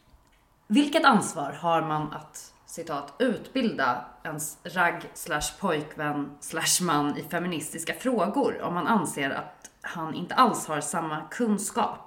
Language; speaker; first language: Swedish; native; Swedish